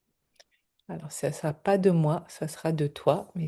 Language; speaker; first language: French; native; French